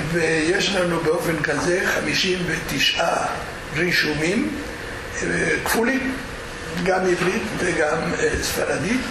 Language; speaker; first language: Hebrew; non-native, fluent; Spanish